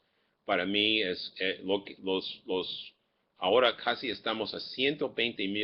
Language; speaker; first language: Spanish; non-native, fluent; English